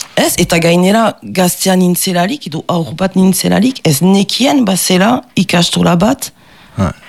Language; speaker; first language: Basque; non-native, local second language; French